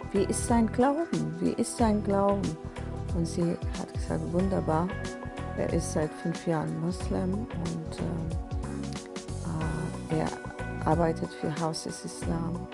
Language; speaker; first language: German; non-native, fluent; Persian